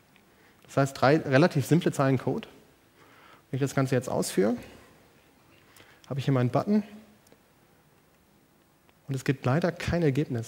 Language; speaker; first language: German; native; German